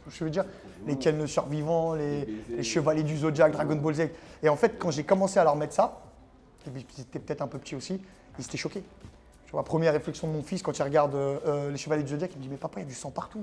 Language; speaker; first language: French; native; French